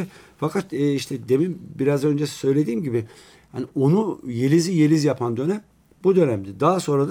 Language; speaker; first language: Turkish; native; Turkish